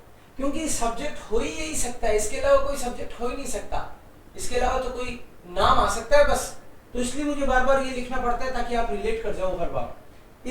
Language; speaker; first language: Hindi; native; Hindi